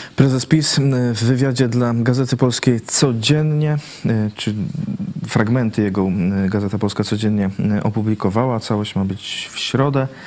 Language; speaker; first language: Polish; native; Polish